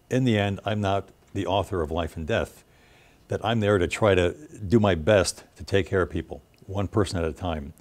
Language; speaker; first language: English; native; English